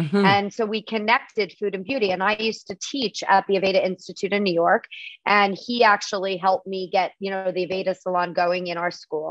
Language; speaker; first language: English; native; English